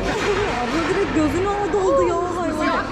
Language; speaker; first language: Turkish; native; Turkish